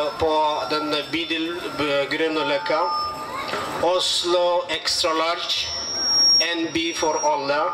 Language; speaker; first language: Norwegian; non-native, learner; Amharic